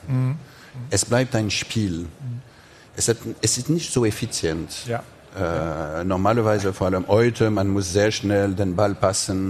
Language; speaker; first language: German; non-native, fluent; French